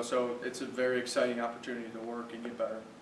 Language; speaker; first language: English; native; English